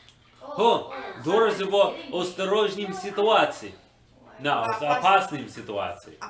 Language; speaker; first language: Russian; non-native, learner; English